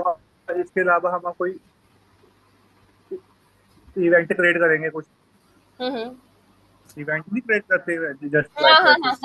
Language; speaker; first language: Hindi; native; Hindi